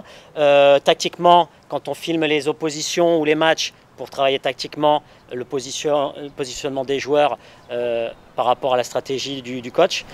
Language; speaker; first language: French; native; French